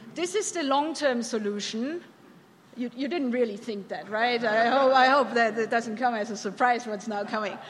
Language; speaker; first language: English; non-native, fluent; German